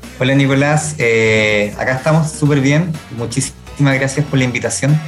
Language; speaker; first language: Spanish; native; Spanish